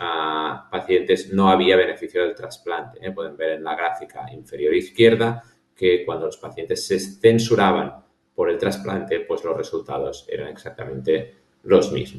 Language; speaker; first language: Spanish; native; Spanish